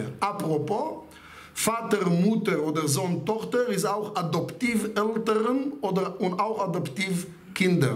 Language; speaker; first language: German; non-native, fluent; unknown